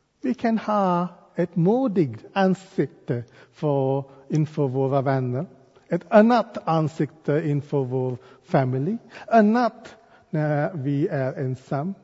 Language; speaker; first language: Swedish; non-native, fluent; English